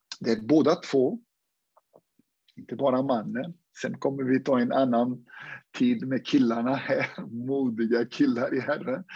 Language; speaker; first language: Swedish; non-native, fluent; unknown